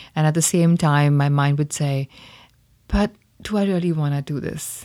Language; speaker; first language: English; non-native, local second language; Hindi